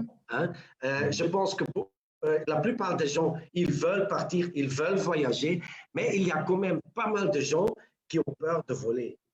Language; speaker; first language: French; non-native, local second language; Dutch